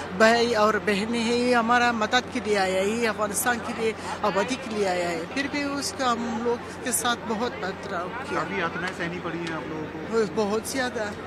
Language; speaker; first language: Hindi; non-native, learner; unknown